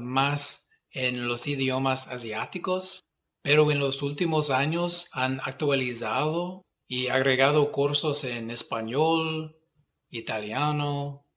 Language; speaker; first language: Spanish; non-native, fluent; English